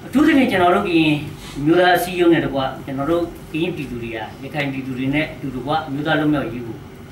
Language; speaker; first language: Burmese; non-native, local second language; S'gaw Karen